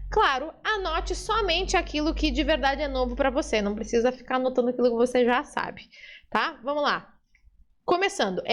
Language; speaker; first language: Portuguese; early bilingual, other home language; Spanish